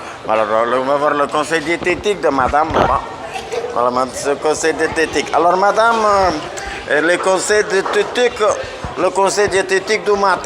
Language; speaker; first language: French; native; French